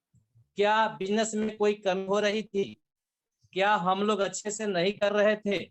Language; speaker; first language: Hindi; native; Hindi